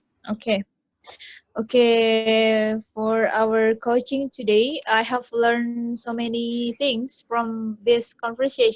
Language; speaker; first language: English; non-native, learner; Indonesian